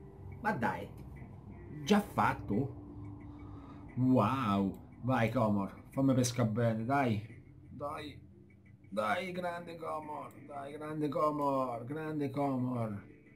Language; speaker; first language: Italian; native; Italian